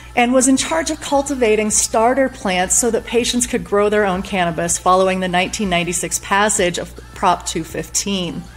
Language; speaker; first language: English; native; English